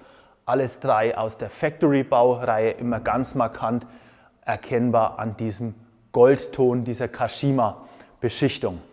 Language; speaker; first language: German; native; German